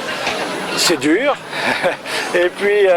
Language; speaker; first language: French; native; French